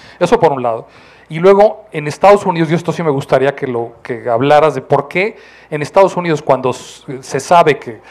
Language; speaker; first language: Spanish; native; Spanish